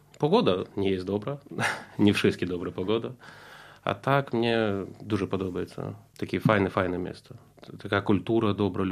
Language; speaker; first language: Polish; non-native, learner; Russian